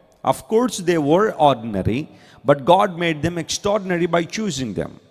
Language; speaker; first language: English; non-native, local second language; Telugu